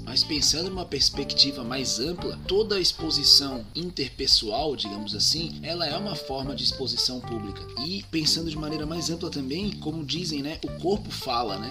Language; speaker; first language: Portuguese; native; Portuguese